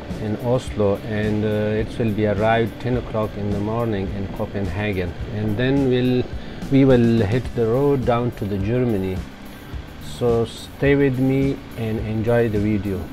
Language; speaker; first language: English; non-native, learner; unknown